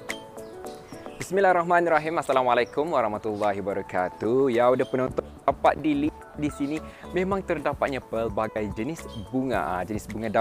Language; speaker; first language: Malay; native; Malay